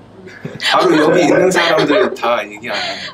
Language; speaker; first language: Korean; early bilingual, heritage; Korean